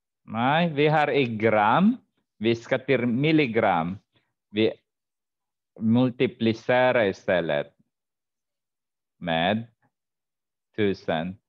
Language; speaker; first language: Swedish; non-native, fluent; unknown